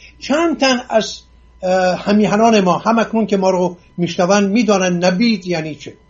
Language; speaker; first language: Persian; non-native, local second language; Assyrian Neo-Aramaic